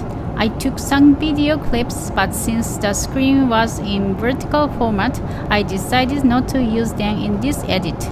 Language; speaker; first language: English; non-native, learner; Japanese